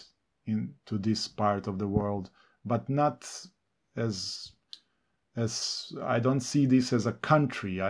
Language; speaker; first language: English; non-native, fluent; Serbian